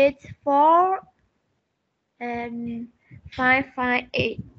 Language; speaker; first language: English; non-native, learner; Vietnamese